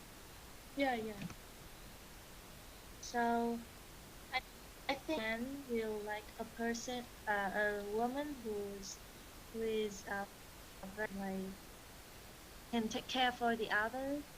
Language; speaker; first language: English; non-native, learner; Vietnamese